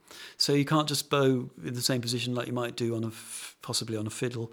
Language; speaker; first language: English; native; English